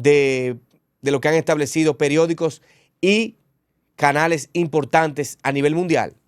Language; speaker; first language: Spanish; native; Spanish